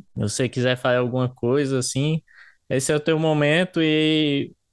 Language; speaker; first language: Portuguese; native; Portuguese